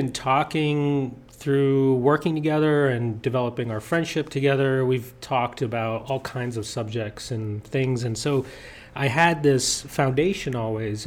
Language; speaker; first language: English; native; English